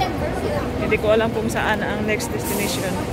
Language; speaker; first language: Filipino; non-native, local second language; Cebuano